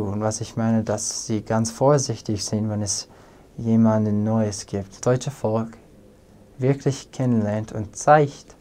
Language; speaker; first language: German; non-native, fluent; English